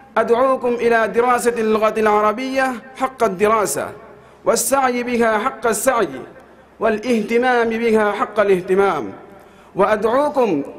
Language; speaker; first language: Arabic; non-native, fluent; Bangla